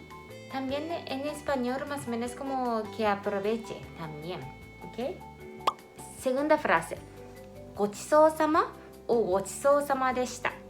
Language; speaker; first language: Spanish; non-native, fluent; Japanese